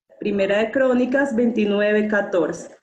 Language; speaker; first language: Spanish; native; Spanish